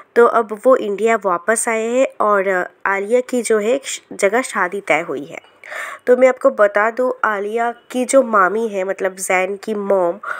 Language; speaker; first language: Hindi; non-native, local second language; Bangla